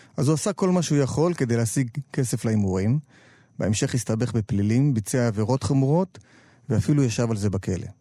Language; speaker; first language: Hebrew; native; Hebrew